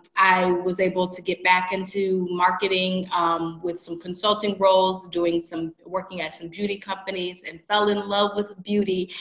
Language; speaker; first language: English; native; English